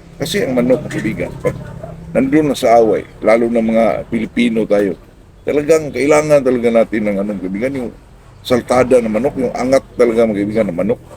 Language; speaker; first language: Filipino; non-native, local second language; Cebuano